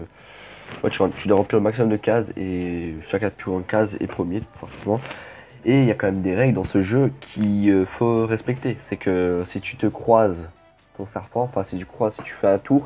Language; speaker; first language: French; native; French